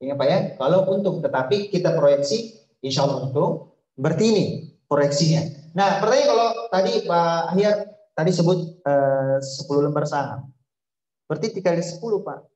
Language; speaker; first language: Indonesian; native; Indonesian